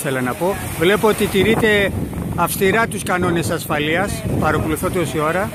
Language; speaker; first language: Greek; native; Greek